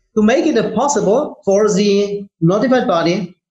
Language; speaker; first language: English; non-native, fluent; German